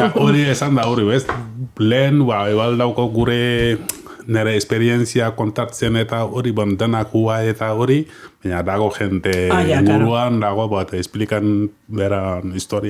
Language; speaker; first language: Basque; non-native, learner; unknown